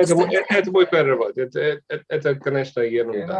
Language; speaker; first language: Russian; non-native, fluent; English